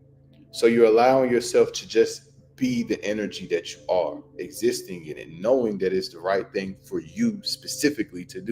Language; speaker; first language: English; native; English